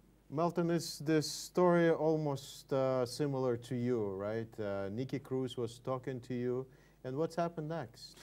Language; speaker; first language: English; non-native, fluent; Russian